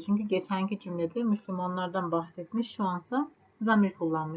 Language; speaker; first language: Turkish; non-native, fluent; Persian